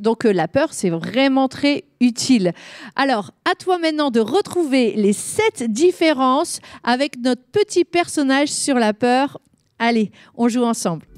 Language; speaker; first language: French; native; French